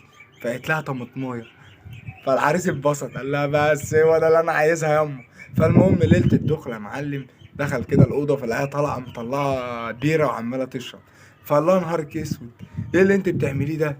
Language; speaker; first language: Arabic; native; Arabic